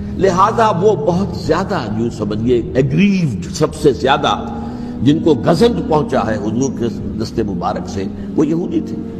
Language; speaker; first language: Urdu; native; Urdu